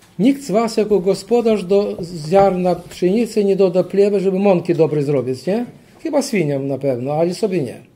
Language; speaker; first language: Polish; early bilingual, heritage; Polish